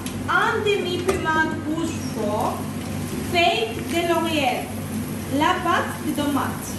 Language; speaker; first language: French; non-native, learner; Greek